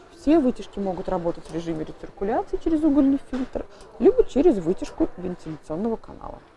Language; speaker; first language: Russian; native; Russian